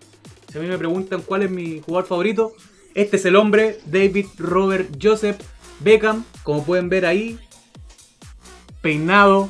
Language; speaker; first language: Spanish; native; Spanish